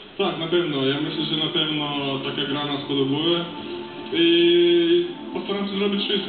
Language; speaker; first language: Polish; non-native, fluent; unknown